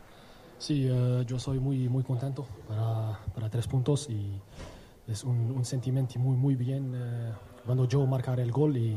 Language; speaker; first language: Spanish; non-native, learner; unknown